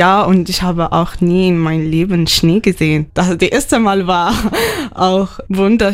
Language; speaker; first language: German; non-native, learner; Arabic